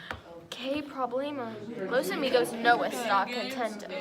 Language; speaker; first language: Spanish; non-native, learner; English